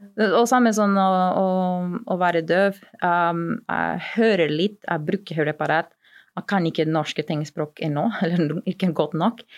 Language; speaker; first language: Norwegian; non-native, fluent; Spanish